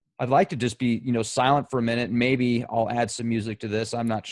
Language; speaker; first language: English; native; English